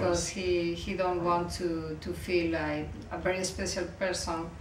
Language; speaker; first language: English; non-native, learner; Spanish